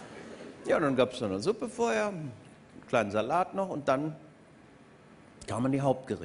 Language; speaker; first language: German; native; German